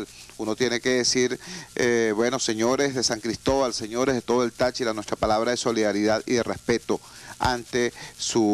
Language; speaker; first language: Spanish; native; Spanish